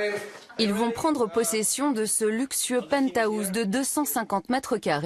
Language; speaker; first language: French; native; French